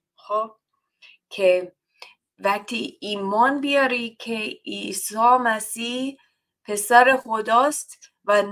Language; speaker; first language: Persian; non-native, learner; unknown